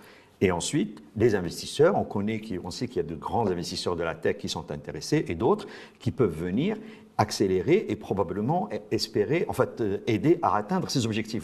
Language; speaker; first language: French; non-native, local second language; Arabic